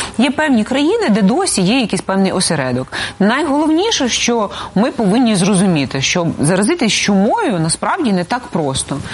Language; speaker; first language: Ukrainian; native; Ukrainian